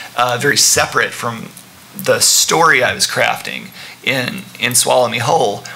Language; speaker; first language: English; native; English